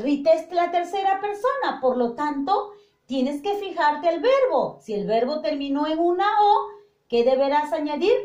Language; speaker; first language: Spanish; native; Spanish